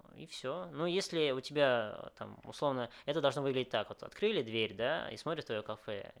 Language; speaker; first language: Russian; early bilingual, other home language; Vietnamese